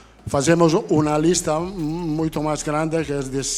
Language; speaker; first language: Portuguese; non-native, fluent; Italian